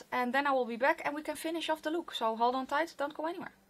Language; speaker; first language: English; non-native, fluent; Dutch